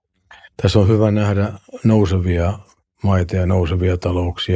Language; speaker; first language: Finnish; native; Finnish